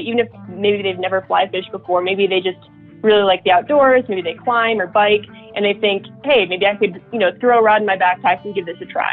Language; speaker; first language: English; native; English